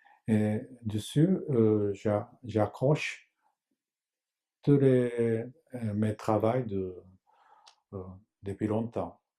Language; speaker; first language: French; non-native, fluent; Japanese